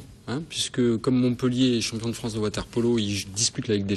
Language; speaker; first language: French; native; French